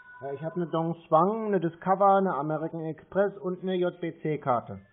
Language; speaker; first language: German; native; German